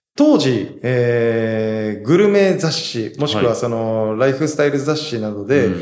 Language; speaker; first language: Japanese; native; Japanese